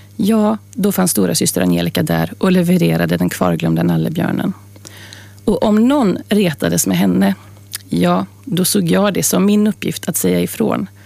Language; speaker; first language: Swedish; native; Swedish